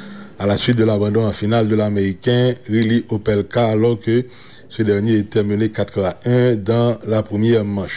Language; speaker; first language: French; non-native, local second language; Haitian Creole